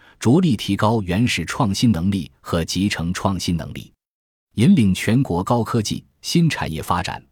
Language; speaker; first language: Chinese; native; Chinese